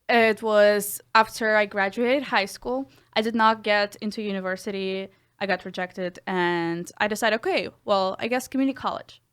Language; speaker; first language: English; non-native, fluent; Ukrainian